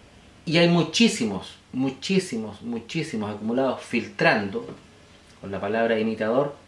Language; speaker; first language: Spanish; native; Spanish